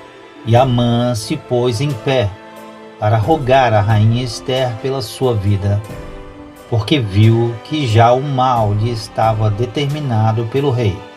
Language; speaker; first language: Portuguese; native; Portuguese